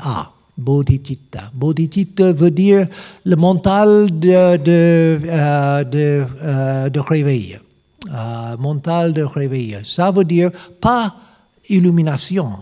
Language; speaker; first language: French; non-native, learner; English